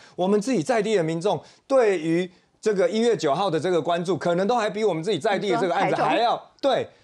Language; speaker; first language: Chinese; native; Chinese